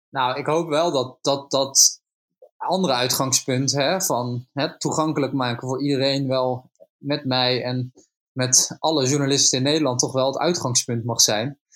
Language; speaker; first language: Dutch; native; Dutch